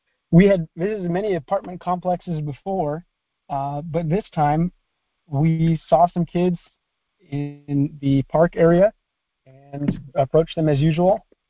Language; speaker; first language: English; native; English